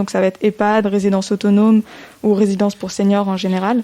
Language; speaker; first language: French; native; French